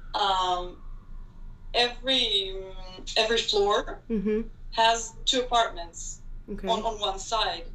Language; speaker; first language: English; non-native, fluent; Hebrew